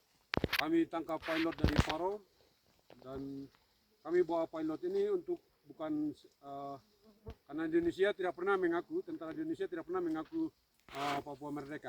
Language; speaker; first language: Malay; non-native, local second language; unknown